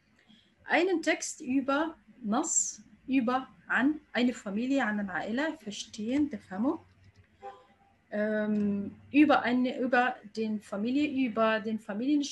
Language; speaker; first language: German; non-native, learner; Arabic